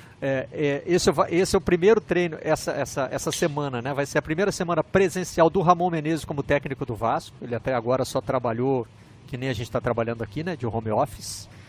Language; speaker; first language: Portuguese; native; Portuguese